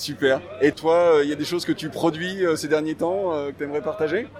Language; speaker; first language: French; native; French